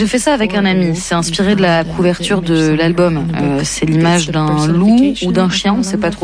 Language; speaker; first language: French; non-native, local second language; Dutch